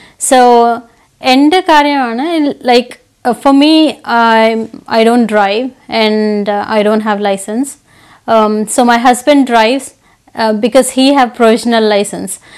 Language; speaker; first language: Malayalam; non-native, local second language; Telugu